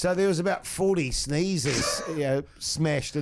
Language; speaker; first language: English; native; English